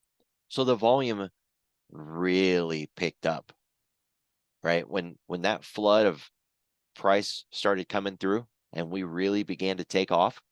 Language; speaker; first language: English; native; English